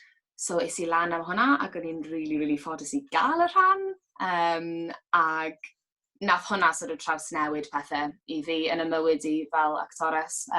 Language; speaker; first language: Welsh; native; Welsh